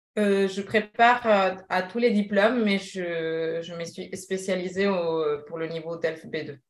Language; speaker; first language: French; non-native, fluent; Spanish